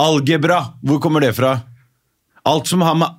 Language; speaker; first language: Norwegian; native; Norwegian